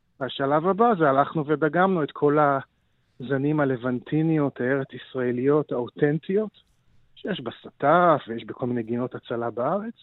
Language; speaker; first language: Hebrew; native; Hebrew